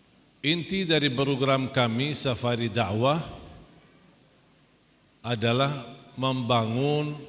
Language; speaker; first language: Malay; non-native, fluent; Arabic